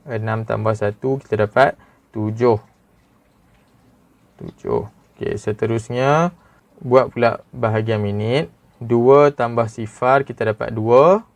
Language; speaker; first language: Malay; native; Malay